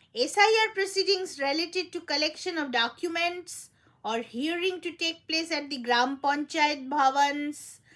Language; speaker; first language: English; non-native, local second language; Bangla